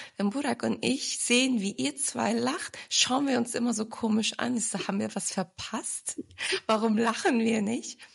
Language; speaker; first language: German; early bilingual, other home language; Turkish